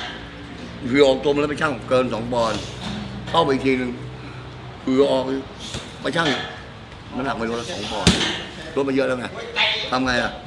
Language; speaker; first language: Thai; native; Thai